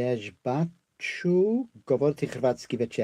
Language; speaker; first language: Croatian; non-native, learner; English